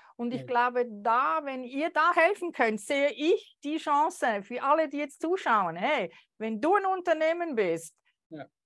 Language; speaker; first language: German; native; German